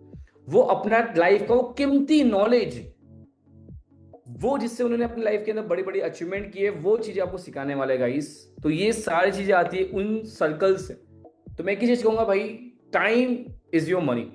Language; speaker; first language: Hindi; native; Hindi